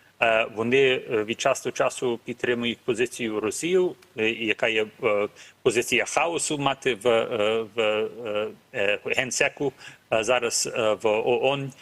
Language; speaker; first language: Ukrainian; early bilingual, heritage; Ukrainian